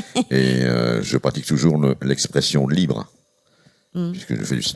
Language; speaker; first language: French; native; French